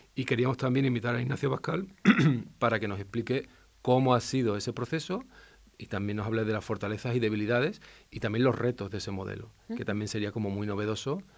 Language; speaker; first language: Spanish; non-native, local second language; Catalan